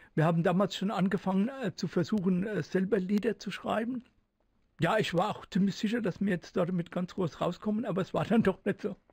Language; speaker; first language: German; native; German